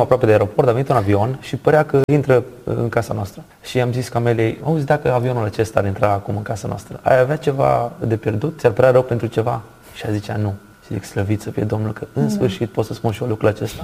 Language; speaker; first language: Romanian; native; Romanian